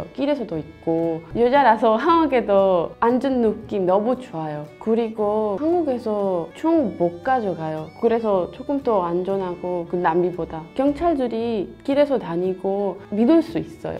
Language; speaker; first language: Korean; non-native, learner; Spanish